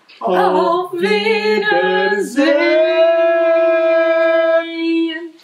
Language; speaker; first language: German; non-native, learner; English